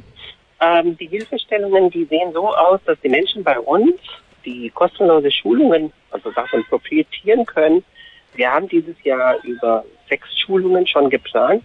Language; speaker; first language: German; non-native, fluent; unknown